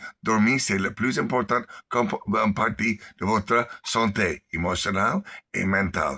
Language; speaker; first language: French; non-native, learner; English